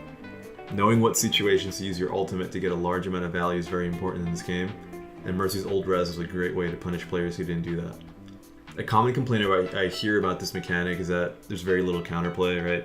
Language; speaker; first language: English; native; English